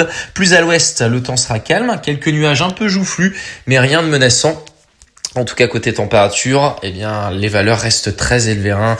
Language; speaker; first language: French; native; French